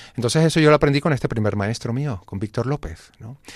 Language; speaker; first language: Spanish; native; Spanish